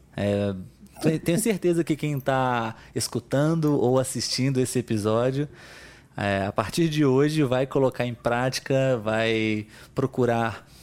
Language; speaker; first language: Portuguese; native; Portuguese